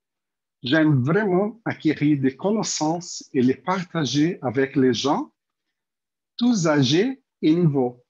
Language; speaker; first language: French; non-native, fluent; Portuguese